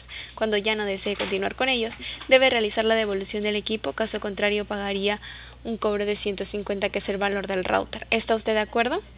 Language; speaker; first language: Spanish; native; Spanish